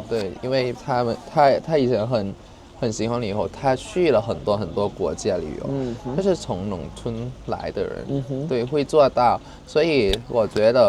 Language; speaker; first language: Chinese; non-native, fluent; Thai